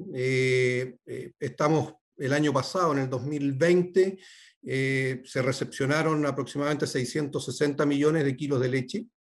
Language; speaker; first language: Spanish; native; Spanish